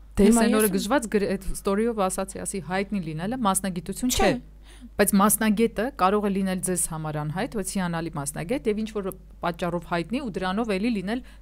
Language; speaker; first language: Armenian; native; Armenian